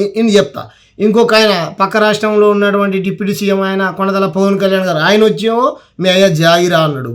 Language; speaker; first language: Telugu; native; Telugu